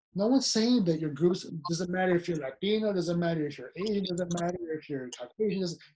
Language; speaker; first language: English; early bilingual, other home language; Spanish